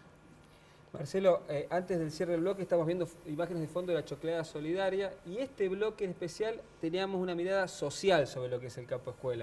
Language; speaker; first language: Spanish; native; Spanish